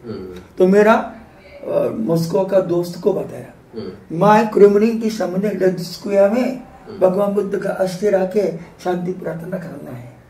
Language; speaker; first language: Hindi; non-native, fluent; Japanese